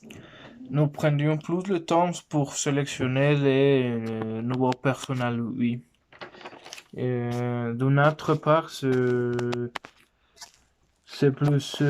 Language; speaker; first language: French; non-native, learner; Spanish